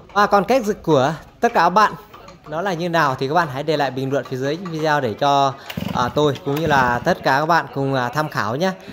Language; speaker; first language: Vietnamese; non-native, local second language; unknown